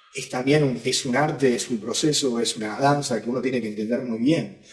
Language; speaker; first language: Spanish; native; Spanish